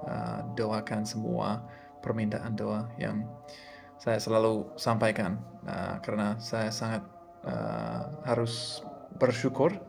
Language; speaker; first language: Indonesian; non-native, fluent; English